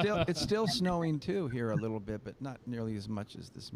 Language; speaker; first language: English; native; English